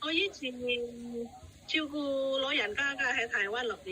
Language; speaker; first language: Cantonese; non-native, fluent; Indonesian